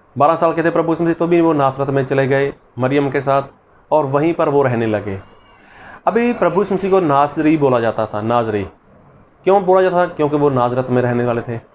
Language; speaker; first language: Hindi; non-native, local second language; Punjabi